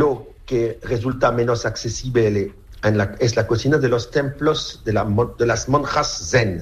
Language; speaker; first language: Spanish; non-native, fluent; French